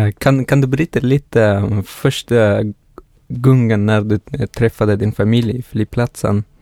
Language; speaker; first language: Swedish; non-native, fluent; Persian